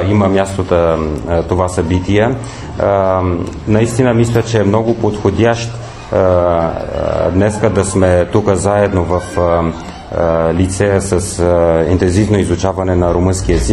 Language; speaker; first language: Bulgarian; non-native, fluent; Romanian